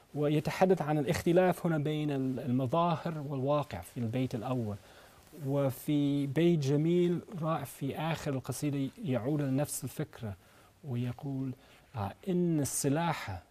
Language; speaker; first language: Arabic; non-native, fluent; English